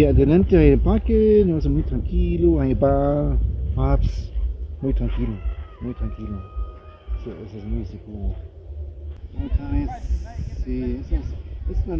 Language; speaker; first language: Spanish; non-native, learner; German